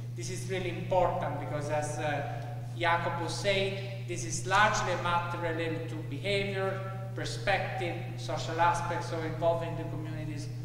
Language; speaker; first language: English; non-native, fluent; Italian